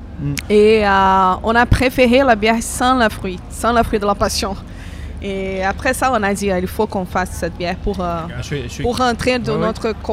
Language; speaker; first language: French; non-native, fluent; Portuguese